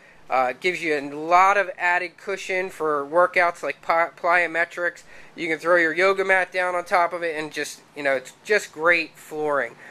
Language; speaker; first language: English; native; English